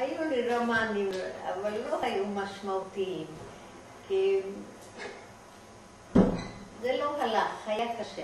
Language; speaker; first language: Hebrew; non-native, fluent; German